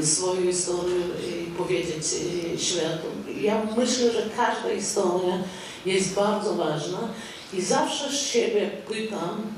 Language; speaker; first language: Polish; non-native, fluent; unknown